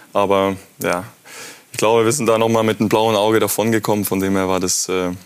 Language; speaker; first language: German; native; German